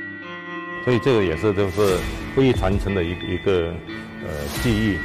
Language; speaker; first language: Chinese; native; Chinese